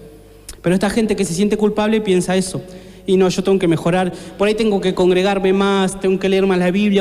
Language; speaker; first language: Spanish; native; Spanish